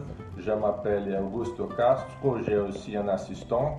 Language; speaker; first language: French; non-native, learner; Portuguese